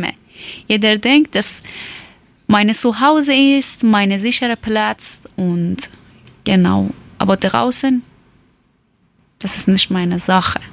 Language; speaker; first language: German; non-native, learner; Persian